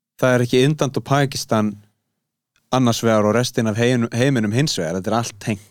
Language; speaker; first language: Icelandic; native; Icelandic